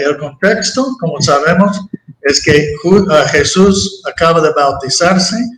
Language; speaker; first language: Spanish; non-native, fluent; English